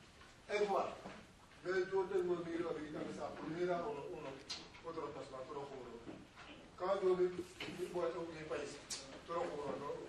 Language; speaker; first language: Spanish; non-native, learner; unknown